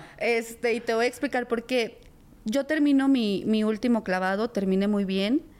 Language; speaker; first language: Spanish; native; Spanish